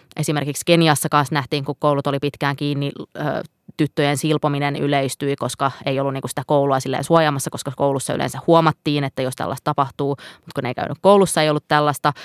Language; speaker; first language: Finnish; non-native, local second language; Swedish